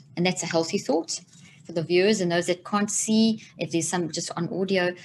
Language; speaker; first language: English; native; English